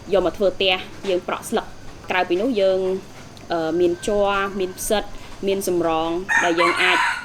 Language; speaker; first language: Khmer; non-native, local second language; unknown